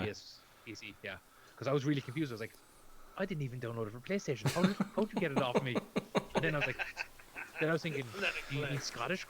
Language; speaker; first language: English; native; English